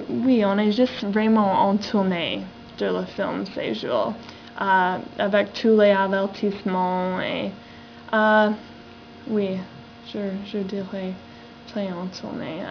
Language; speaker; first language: French; non-native, learner; English